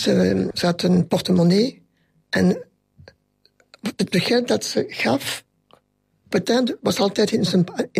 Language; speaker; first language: Dutch; non-native, local second language; French